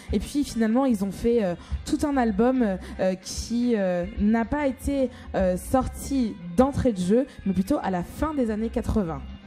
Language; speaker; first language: French; native; French